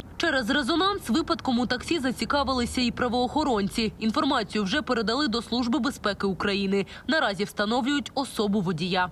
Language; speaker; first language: Ukrainian; native; Ukrainian